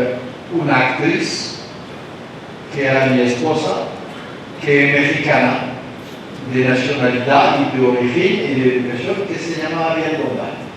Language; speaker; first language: Spanish; non-native, learner; French